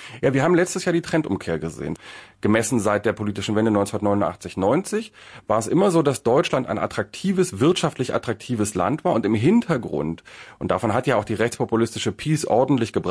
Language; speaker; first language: German; native; German